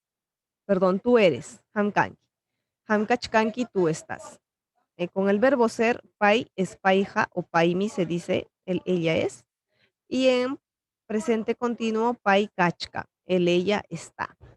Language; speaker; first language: Spanish; non-native, local second language; Quechua